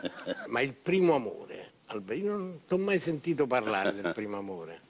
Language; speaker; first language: Italian; native; Italian